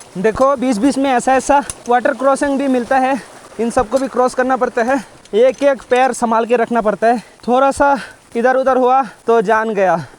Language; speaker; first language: Hindi; non-native, local second language; Bangla